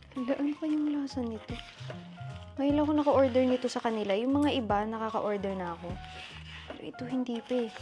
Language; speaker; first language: Filipino; native; Filipino